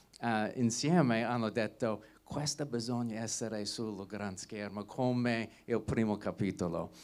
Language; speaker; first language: Italian; non-native, learner; English